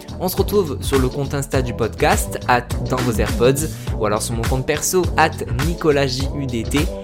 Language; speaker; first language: French; native; French